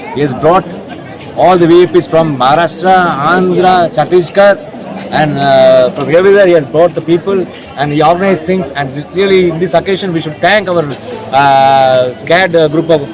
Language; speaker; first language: English; non-native, local second language; Tamil